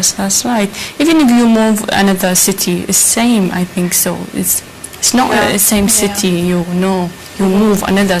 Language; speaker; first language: English; non-native, learner; Arabic